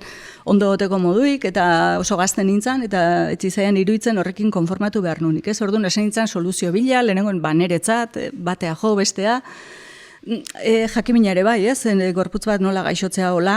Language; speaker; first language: Basque; native; Basque